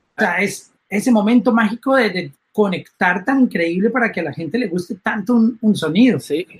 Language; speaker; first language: Spanish; native; Spanish